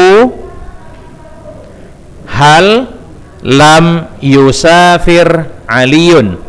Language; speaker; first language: Arabic; non-native, fluent; Indonesian